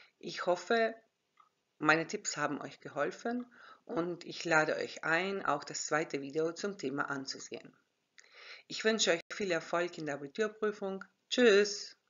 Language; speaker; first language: German; non-native, fluent; Croatian